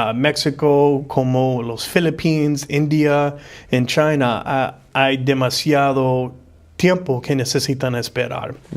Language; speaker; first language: Spanish; non-native, fluent; English